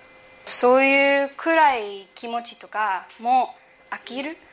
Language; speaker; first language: Japanese; early bilingual, heritage; English